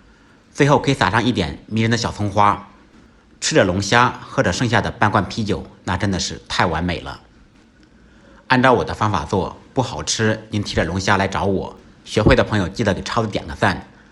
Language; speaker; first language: Chinese; native; Chinese